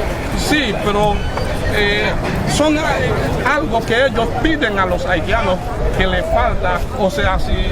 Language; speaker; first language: Spanish; non-native, fluent; Haitian Creole